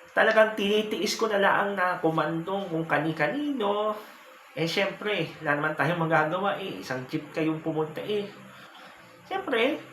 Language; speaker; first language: Filipino; native; Filipino